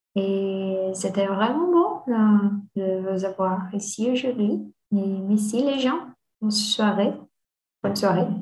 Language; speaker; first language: French; non-native, learner; Portuguese